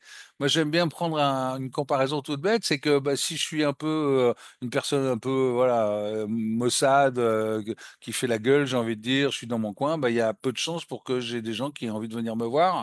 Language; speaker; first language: French; native; French